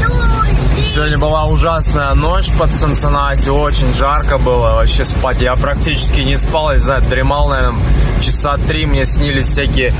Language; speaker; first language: Russian; native; Russian